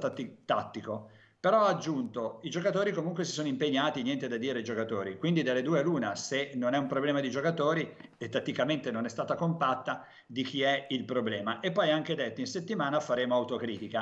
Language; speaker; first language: Italian; native; Italian